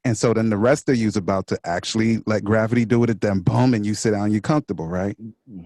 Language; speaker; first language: English; native; English